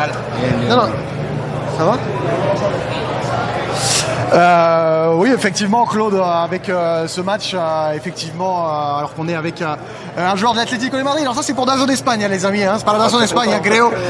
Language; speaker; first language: French; native; French